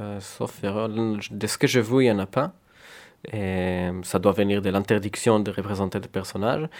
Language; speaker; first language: French; non-native, fluent; Hebrew